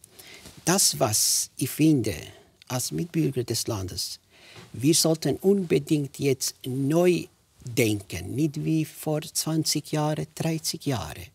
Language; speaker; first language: German; non-native, fluent; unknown